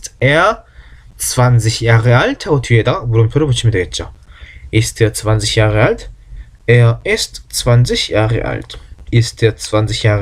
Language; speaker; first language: German; non-native, fluent; Korean